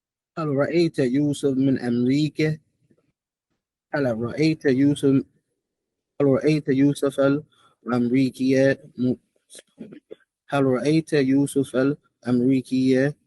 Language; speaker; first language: Arabic; non-native, learner; English